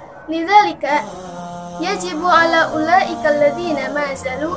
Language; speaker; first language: Arabic; non-native, learner; Indonesian